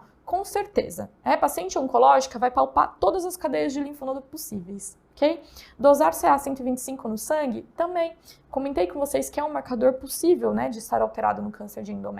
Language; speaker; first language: Portuguese; native; Portuguese